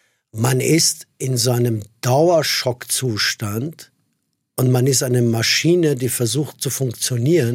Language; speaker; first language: German; non-native, fluent; Persian